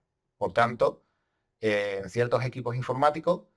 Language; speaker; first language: Spanish; native; Spanish